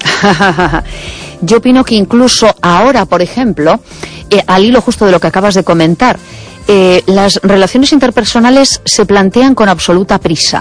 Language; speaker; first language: Spanish; native; Spanish